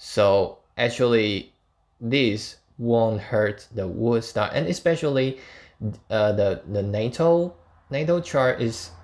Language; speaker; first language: English; non-native, fluent; Chinese